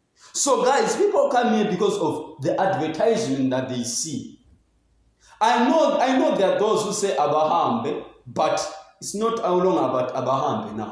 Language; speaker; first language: English; non-native, local second language; Zulu